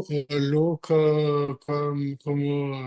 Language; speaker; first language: Hebrew; non-native, learner; French